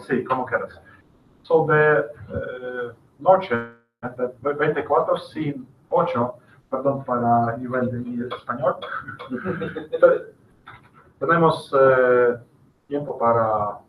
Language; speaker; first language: Spanish; non-native, learner; English